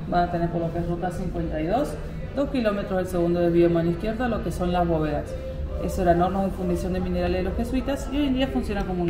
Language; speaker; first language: Spanish; native; Spanish